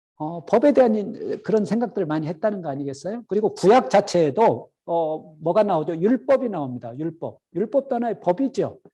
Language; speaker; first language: Korean; native; Korean